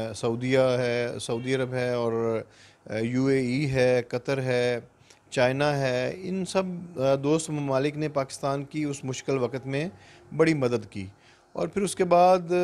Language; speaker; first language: Urdu; non-native, local second language; Punjabi